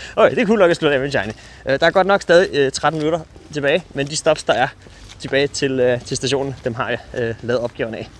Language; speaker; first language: Danish; native; Danish